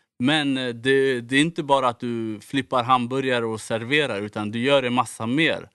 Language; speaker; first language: Swedish; early bilingual, other home language; Somali